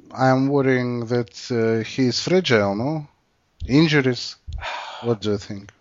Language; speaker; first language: English; non-native, fluent; Russian